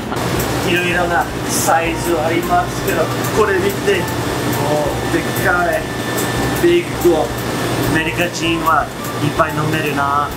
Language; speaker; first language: Japanese; non-native, learner; English